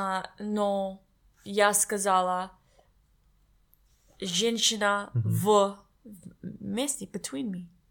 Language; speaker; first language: Russian; non-native, learner; English